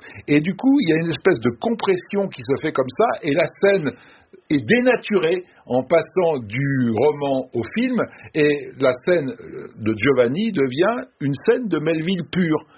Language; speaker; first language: French; native; French